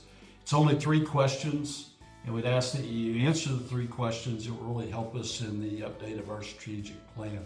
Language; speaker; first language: English; native; English